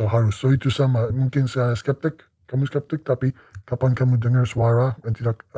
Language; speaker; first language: Indonesian; non-native, learner; English